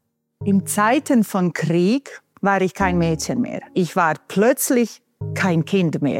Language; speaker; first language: German; non-native, fluent; Bosnian